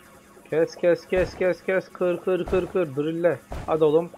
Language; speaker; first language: Turkish; native; Turkish